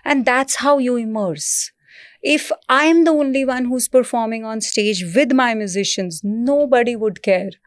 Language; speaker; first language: English; non-native, local second language; Punjabi